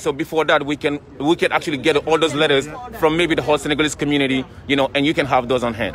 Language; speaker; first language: English; non-native, fluent; Wolof